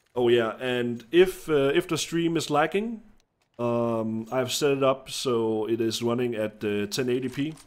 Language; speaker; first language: English; non-native, fluent; Danish